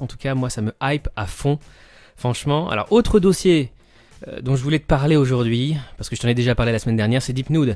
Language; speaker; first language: French; native; French